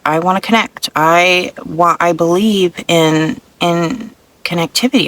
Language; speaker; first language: English; native; English